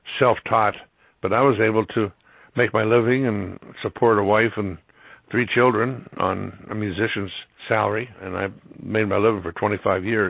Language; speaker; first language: English; native; English